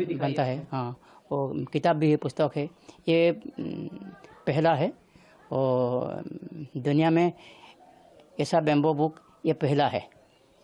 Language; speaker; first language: Hindi; non-native, local second language; Assamese